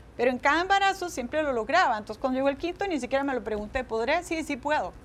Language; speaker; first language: Spanish; native; Spanish